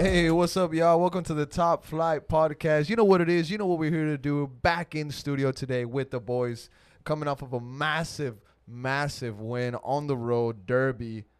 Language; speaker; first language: English; early bilingual, other home language; Spanish